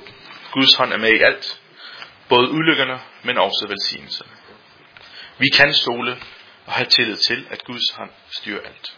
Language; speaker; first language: Danish; native; Danish